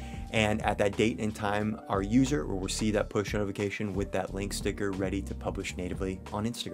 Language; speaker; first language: English; native; English